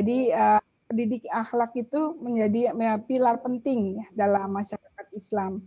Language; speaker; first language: Indonesian; native; Indonesian